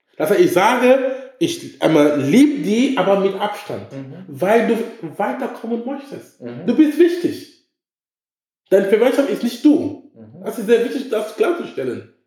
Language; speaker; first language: German; non-native, fluent; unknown